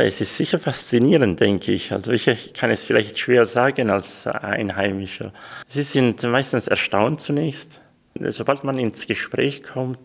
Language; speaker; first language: German; non-native, local second language; Swiss German